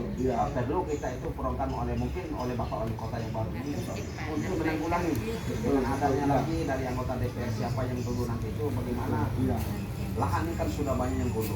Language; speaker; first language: Indonesian; non-native, local second language; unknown